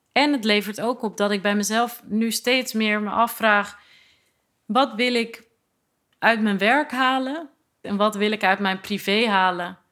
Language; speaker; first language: Dutch; native; Dutch